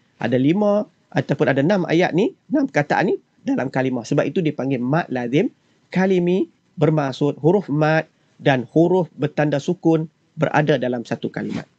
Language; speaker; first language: Malay; native; Malay